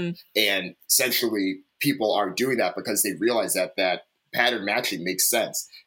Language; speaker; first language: English; native; English